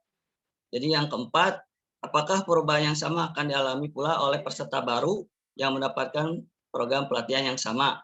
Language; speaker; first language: Indonesian; native; Indonesian